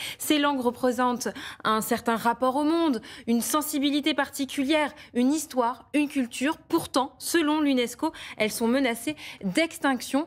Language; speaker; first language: French; native; French